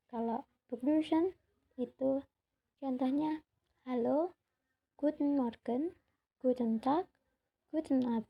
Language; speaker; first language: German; non-native, learner; Indonesian